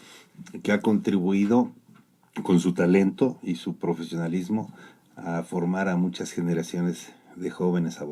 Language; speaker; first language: Spanish; native; Spanish